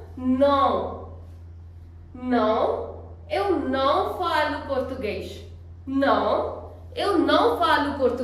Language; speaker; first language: Portuguese; non-native, fluent; Hindi